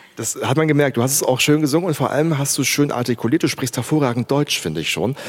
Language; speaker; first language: German; native; German